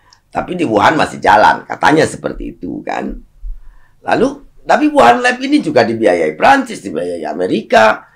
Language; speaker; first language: Indonesian; native; Indonesian